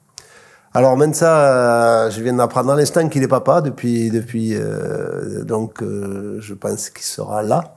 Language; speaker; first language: French; native; French